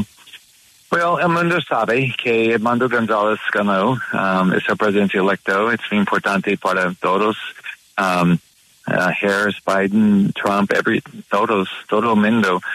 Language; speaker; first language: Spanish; non-native, learner; English